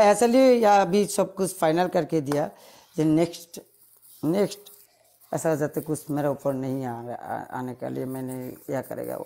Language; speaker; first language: Hindi; non-native, learner; Bangla